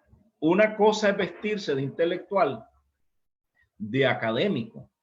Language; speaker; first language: Spanish; native; Spanish